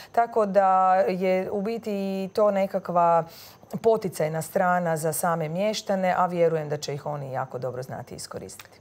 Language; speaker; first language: Croatian; native; Croatian